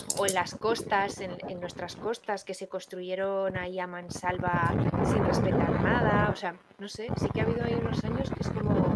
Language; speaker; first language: Spanish; native; Spanish